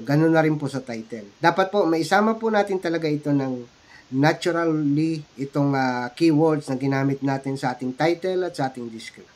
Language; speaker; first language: Filipino; native; Filipino